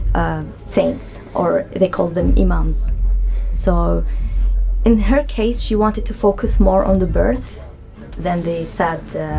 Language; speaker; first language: English; non-native, fluent; Arabic